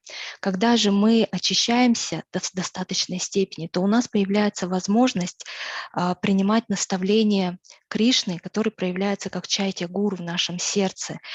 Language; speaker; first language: Russian; native; Russian